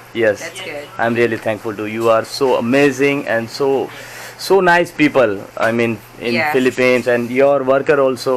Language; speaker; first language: English; non-native, learner; Hindi